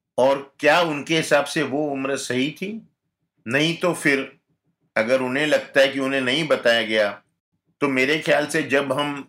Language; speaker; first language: Hindi; non-native, local second language; Gujarati